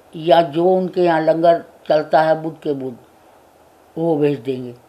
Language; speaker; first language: Urdu; non-native, local second language; Punjabi